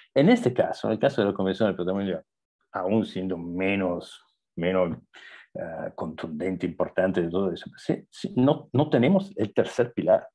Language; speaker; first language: Spanish; non-native, fluent; Italian